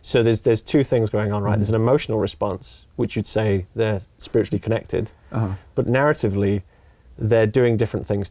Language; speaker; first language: English; native; English